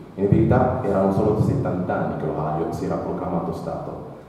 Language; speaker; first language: Italian; native; Italian